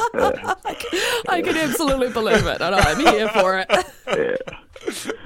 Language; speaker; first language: English; native; English